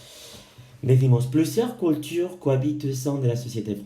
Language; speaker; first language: French; non-native, fluent; Spanish